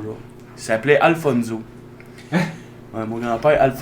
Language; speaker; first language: French; native; French